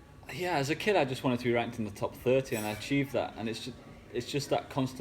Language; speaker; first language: English; native; English